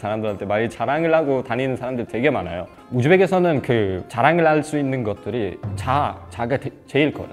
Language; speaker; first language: Korean; non-native, fluent; Uzbek